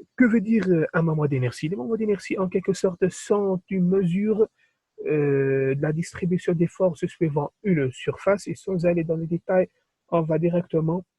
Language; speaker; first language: French; non-native, local second language; Arabic